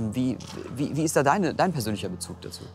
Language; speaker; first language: German; native; German